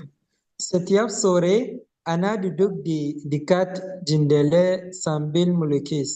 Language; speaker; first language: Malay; non-native, learner; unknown